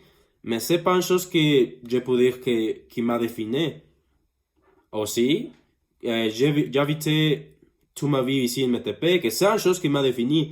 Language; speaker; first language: French; non-native, learner; Spanish